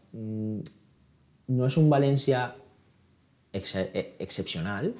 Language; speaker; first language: Spanish; native; Spanish